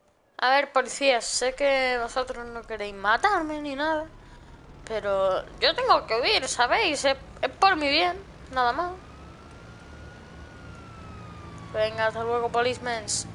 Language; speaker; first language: Spanish; native; Spanish